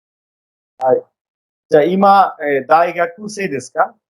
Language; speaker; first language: Japanese; non-native, fluent; Bangla